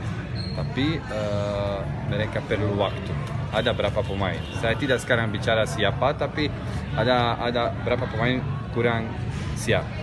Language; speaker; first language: Indonesian; non-native, learner; Serbian